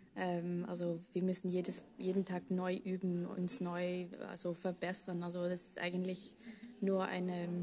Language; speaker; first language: German; non-native, fluent; Dutch